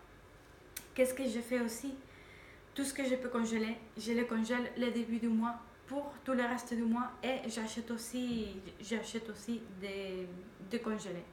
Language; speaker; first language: French; non-native, fluent; Spanish